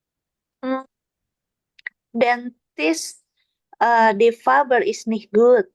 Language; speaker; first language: German; non-native, learner; Indonesian